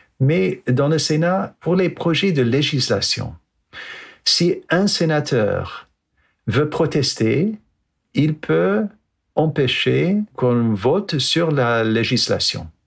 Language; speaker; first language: French; non-native, fluent; English